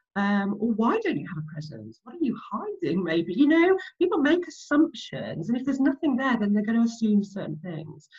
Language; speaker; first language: English; native; English